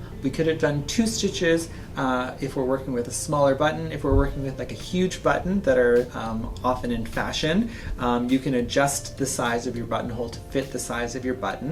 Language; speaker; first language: English; native; English